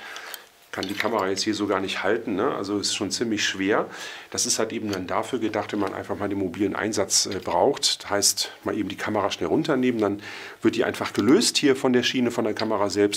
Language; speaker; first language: German; native; German